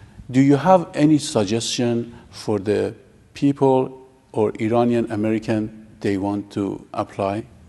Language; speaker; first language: English; non-native, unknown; Persian